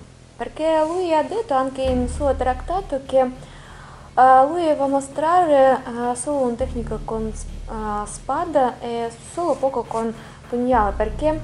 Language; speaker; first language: Italian; non-native, learner; Russian